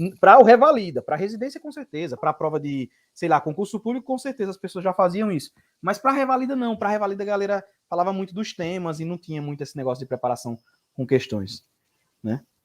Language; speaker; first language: Portuguese; native; Portuguese